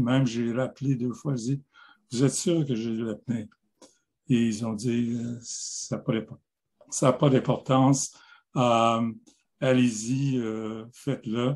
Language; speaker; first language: French; non-native, local second language; English